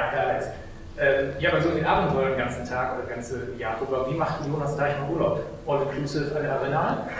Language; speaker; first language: German; early bilingual, other home language; Russian